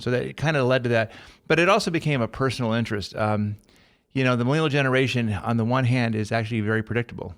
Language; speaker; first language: English; native; English